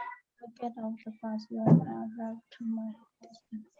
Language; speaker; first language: English; non-native, learner; Chinese